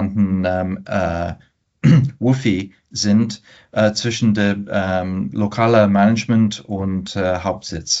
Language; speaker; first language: German; non-native, fluent; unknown